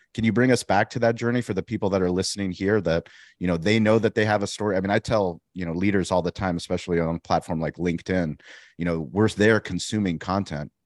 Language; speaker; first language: English; native; English